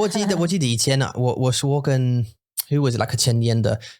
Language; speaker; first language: Chinese; non-native, learner; English